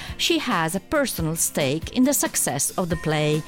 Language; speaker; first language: English; non-native, fluent; Italian